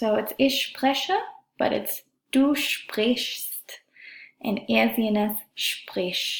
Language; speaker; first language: German; non-native, fluent; English